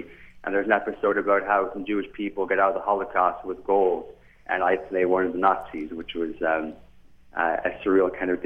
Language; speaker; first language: English; native; English